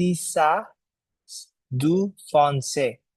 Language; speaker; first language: French; non-native, learner; Bangla